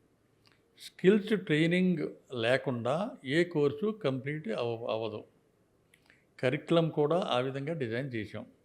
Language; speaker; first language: Telugu; native; Telugu